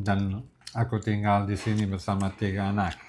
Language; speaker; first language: Indonesian; non-native, learner; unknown